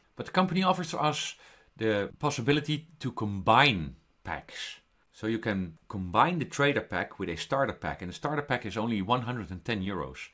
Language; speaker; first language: English; non-native, fluent; Dutch